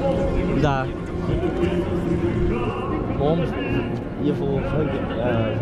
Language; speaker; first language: Russian; non-native, learner; Portuguese